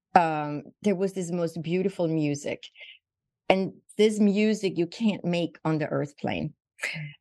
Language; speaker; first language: English; non-native, fluent; Swedish